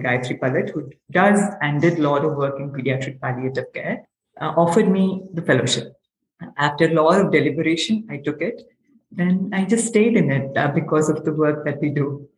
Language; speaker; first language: English; non-native, local second language; Telugu